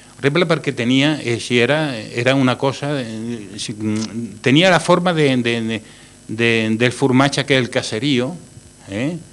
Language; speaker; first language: Catalan; non-native, local second language; Spanish